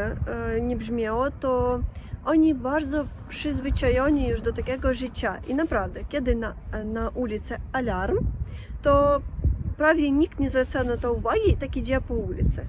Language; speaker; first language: Polish; non-native, fluent; Russian